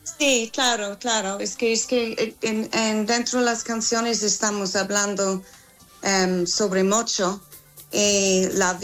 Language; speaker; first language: Spanish; non-native, learner; English